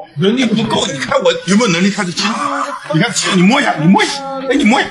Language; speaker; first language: Chinese; native; Chinese